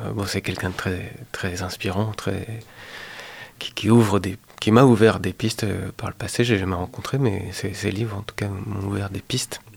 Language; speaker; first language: French; native; French